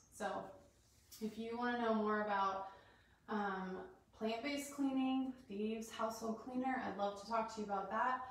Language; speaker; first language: English; native; English